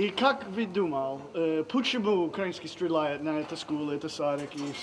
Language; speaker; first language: Russian; non-native, learner; English